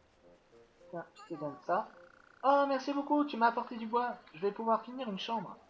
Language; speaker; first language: French; native; French